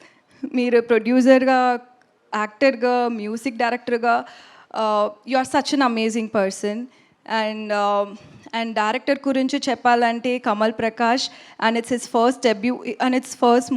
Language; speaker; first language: Telugu; non-native, learner; Tamil